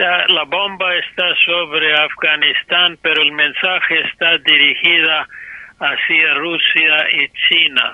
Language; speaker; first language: Spanish; non-native, fluent; English